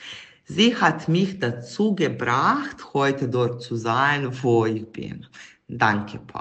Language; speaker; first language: German; non-native, fluent; Serbian